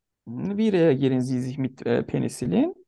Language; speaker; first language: German; non-native, learner; Turkish